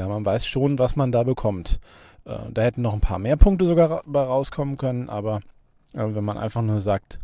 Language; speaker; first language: German; native; German